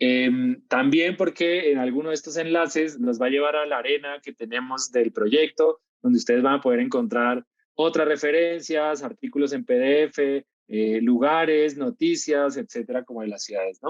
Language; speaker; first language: Spanish; native; Spanish